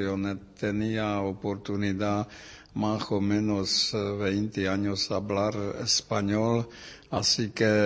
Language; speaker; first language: Spanish; non-native, learner; Czech